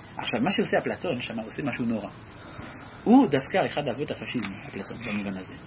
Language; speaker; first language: Hebrew; non-native, fluent; French